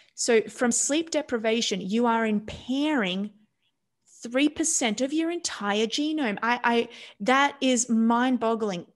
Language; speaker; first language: English; native; English